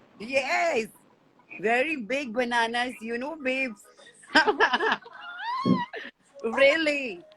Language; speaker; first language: English; non-native, learner; Hindi